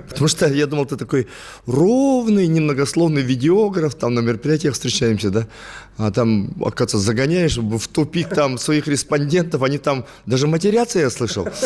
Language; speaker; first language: Russian; non-native, local second language; Yakut